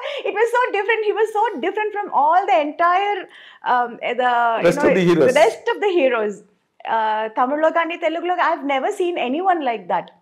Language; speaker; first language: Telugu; non-native, local second language; Tamil